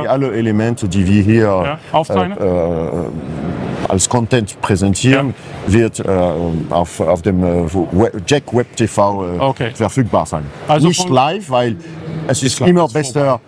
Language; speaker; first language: German; non-native, fluent; French